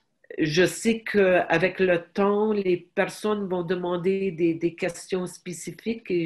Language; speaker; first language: French; non-native, fluent; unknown